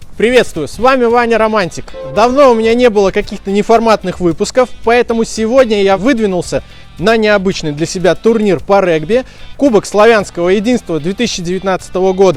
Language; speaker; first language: Russian; native; Russian